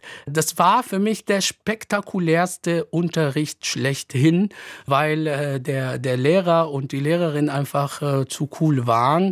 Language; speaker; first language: German; non-native, fluent; Arabic